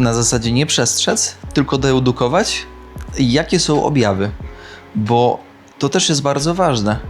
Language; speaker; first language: Polish; native; Polish